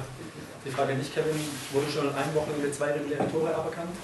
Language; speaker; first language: German; native; German